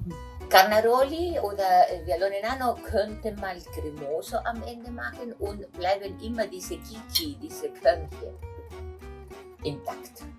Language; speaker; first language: German; non-native, fluent; Italian